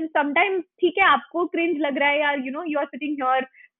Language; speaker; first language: English; non-native, local second language; Hindi